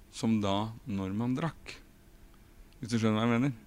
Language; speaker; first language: Norwegian; native; Norwegian